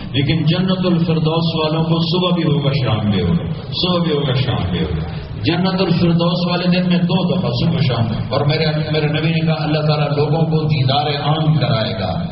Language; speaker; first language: Urdu; non-native, local second language; Punjabi